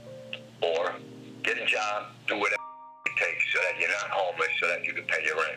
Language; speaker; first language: English; native; English